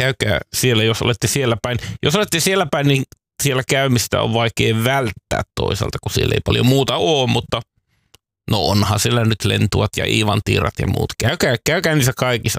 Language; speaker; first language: Finnish; native; Finnish